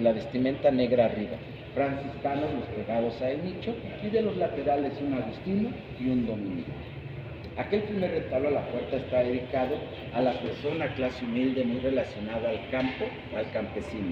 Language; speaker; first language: Spanish; native; Spanish